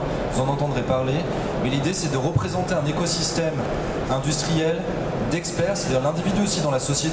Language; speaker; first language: French; native; French